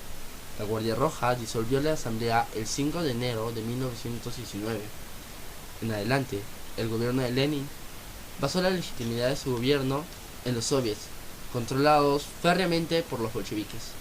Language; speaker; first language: Spanish; native; Spanish